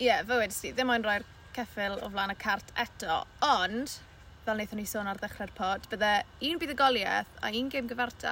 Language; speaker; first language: Welsh; native; Welsh